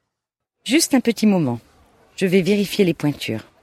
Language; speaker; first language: French; native; French